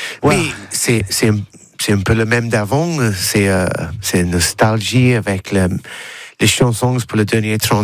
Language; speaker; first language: French; non-native, learner; English